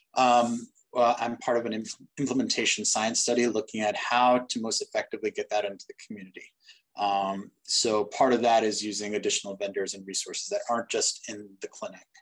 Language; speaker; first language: English; native; English